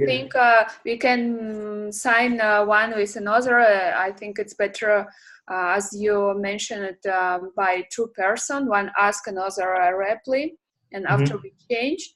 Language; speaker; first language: English; non-native, learner; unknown